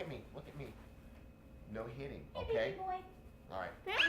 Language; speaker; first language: English; native; English